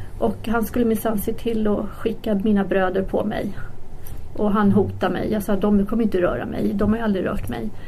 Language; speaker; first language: Swedish; early bilingual, other home language; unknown